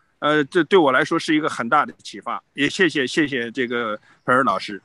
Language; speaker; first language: Chinese; native; Chinese